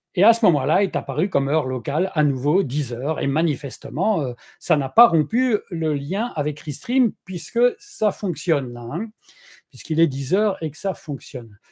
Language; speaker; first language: French; native; French